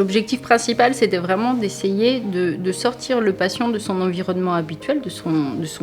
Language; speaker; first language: French; native; French